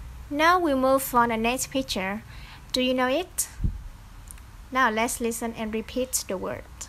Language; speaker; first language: English; non-native, fluent; Vietnamese